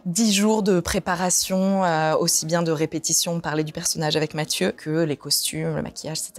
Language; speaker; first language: French; native; French